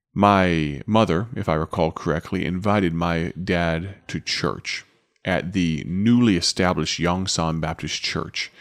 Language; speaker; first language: English; native; English